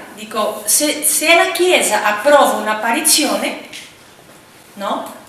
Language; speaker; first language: Italian; non-native, fluent; Portuguese